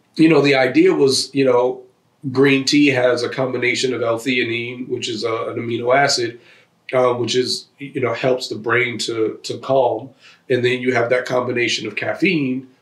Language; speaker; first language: English; native; English